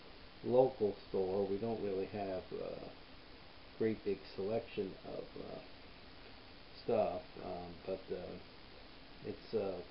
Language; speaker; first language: English; native; English